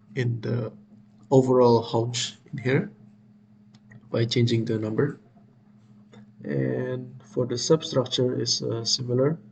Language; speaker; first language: English; non-native, fluent; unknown